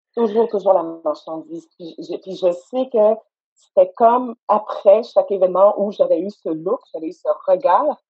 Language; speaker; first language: French; native; French